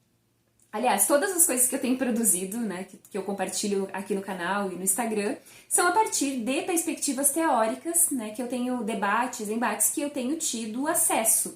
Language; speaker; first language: Portuguese; native; Portuguese